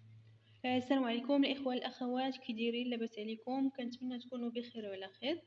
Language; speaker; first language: Arabic; native; Arabic